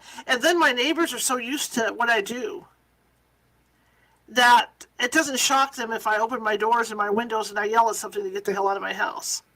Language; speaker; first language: English; native; English